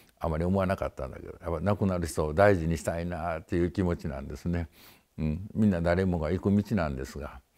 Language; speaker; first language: Japanese; native; Japanese